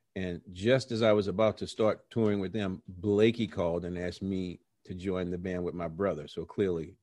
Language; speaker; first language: English; native; English